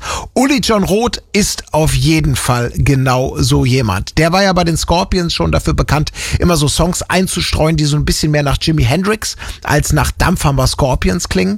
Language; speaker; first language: German; native; German